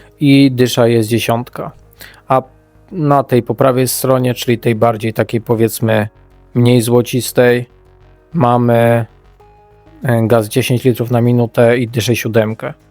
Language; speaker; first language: Polish; native; Polish